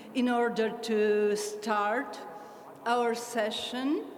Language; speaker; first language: English; non-native, fluent; Romanian